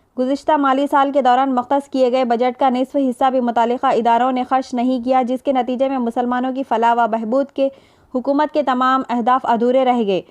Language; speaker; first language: Urdu; native; Urdu